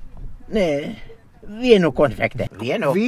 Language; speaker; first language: Latvian; non-native, learner; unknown